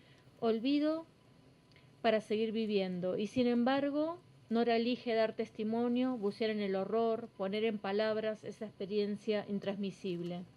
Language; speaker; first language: Spanish; native; Spanish